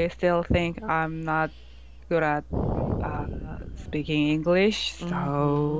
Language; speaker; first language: English; non-native, learner; Korean